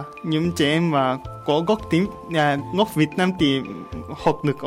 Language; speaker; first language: Vietnamese; non-native, learner; Japanese